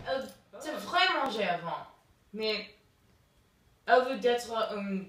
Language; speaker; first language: French; non-native, learner; English